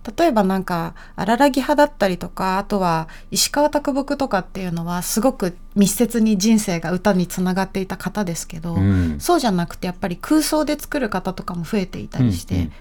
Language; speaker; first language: Japanese; native; Japanese